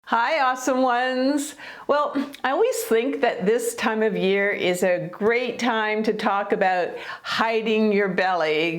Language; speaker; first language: English; native; English